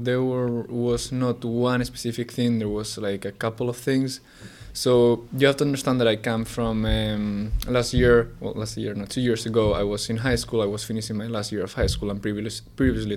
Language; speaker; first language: English; non-native, fluent; Spanish